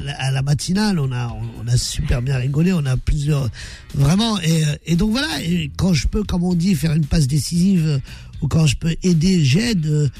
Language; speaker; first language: French; early bilingual, other home language; Arabic